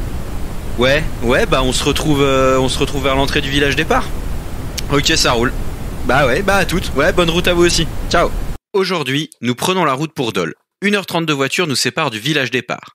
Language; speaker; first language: French; native; French